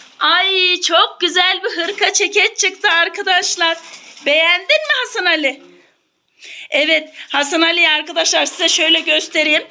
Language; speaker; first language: Turkish; native; Turkish